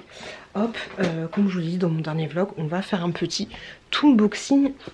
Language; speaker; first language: French; native; French